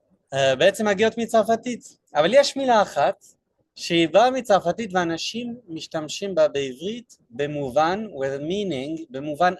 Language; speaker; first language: Hebrew; non-native, fluent; French